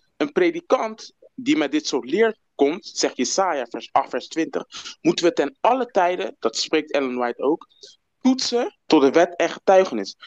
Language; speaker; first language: Dutch; non-native, local second language; Papiamento